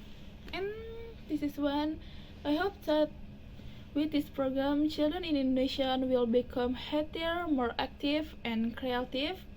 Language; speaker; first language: English; non-native, learner; Indonesian